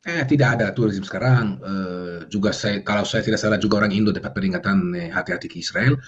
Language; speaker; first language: Indonesian; non-native, fluent; Hebrew